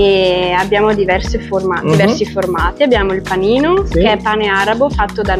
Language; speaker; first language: Italian; native; Italian